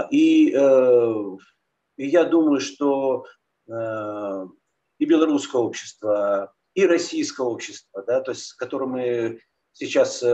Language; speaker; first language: Russian; native; Russian